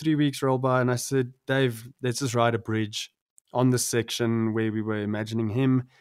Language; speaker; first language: English; non-native, local second language; Afrikaans